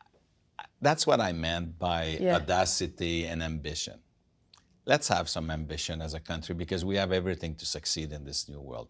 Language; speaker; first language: English; non-native, fluent; French